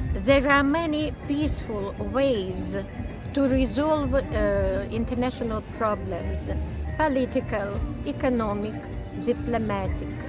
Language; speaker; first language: English; non-native, fluent; Russian